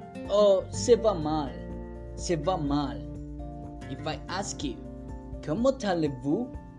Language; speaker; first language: French; non-native, fluent; Spanish